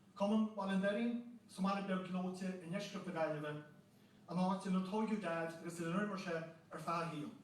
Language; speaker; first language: Irish; native; Irish